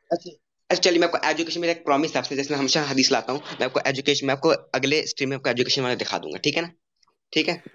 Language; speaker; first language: Hindi; native; Hindi